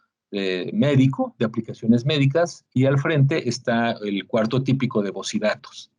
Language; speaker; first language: Spanish; native; Spanish